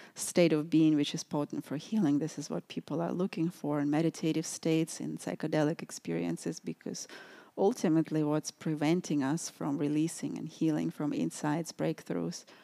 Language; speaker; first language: English; non-native, fluent; Russian